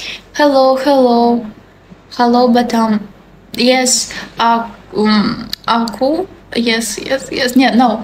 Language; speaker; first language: English; non-native, learner; Russian